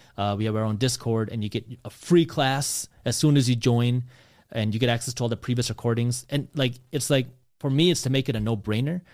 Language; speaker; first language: English; early bilingual, other home language; Punjabi